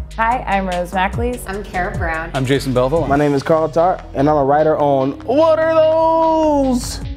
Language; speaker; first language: English; native; English